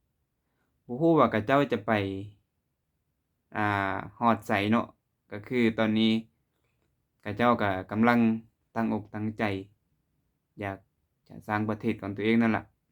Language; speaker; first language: Thai; non-native, local second language; Lao